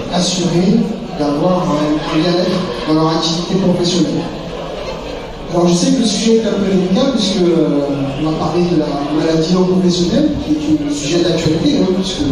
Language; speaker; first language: French; native; French